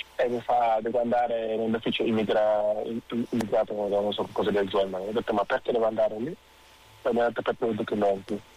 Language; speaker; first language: Italian; non-native, fluent; Wolof